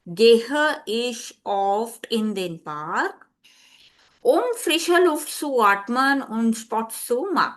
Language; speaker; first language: German; non-native, fluent; Hindi